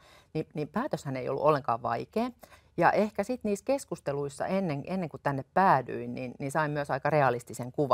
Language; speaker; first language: Finnish; native; Finnish